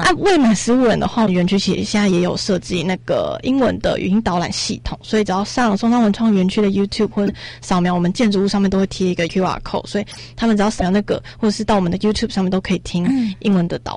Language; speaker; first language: Chinese; native; Chinese